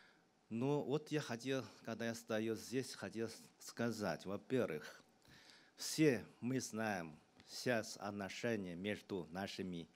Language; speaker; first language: Russian; non-native, fluent; Chinese